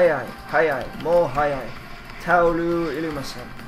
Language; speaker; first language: Japanese; non-native, learner; English